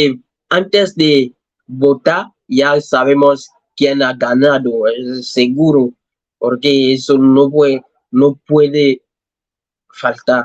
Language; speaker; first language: Spanish; non-native, learner; French